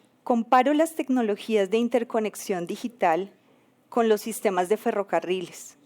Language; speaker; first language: Spanish; native; Spanish